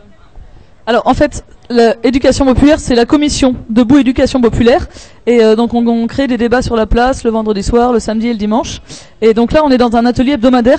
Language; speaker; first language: French; native; French